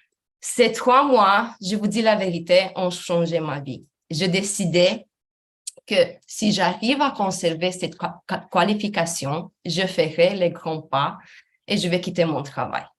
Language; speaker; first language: French; non-native, fluent; Romanian